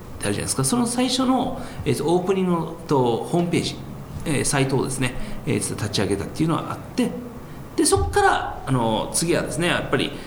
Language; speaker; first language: Japanese; early bilingual, heritage; Japanese